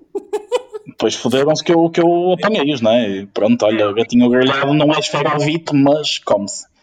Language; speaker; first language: Portuguese; non-native, fluent; Ukrainian